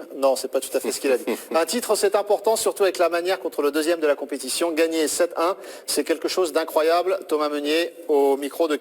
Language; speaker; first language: French; native; French